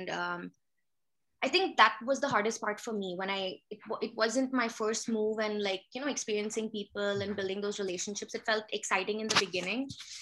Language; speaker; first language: English; non-native, local second language; Hindi